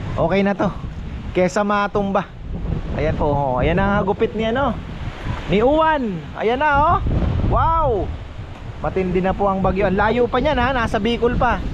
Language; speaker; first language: Filipino; native; Filipino